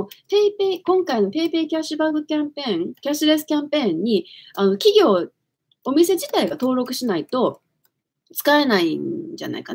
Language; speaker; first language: Japanese; native; Japanese